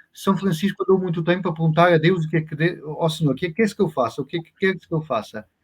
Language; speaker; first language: Portuguese; native; Portuguese